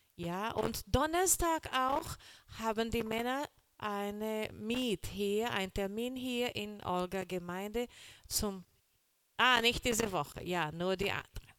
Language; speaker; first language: German; non-native, learner; Portuguese